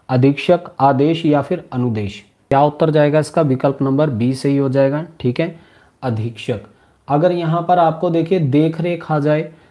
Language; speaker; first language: Hindi; native; Hindi